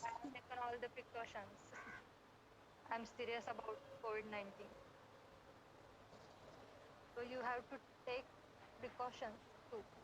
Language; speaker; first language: English; non-native, learner; Marathi